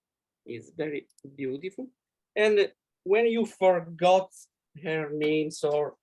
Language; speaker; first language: English; non-native, learner; Italian